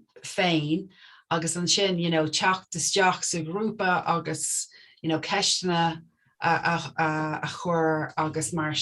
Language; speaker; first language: Irish; non-native, local second language; English